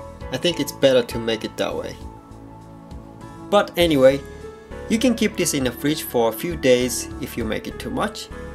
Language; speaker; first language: English; non-native, fluent; Japanese